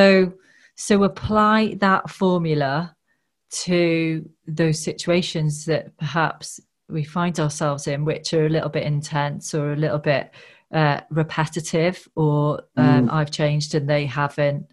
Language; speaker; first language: English; native; English